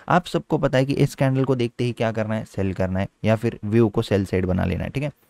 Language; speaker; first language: Hindi; native; Hindi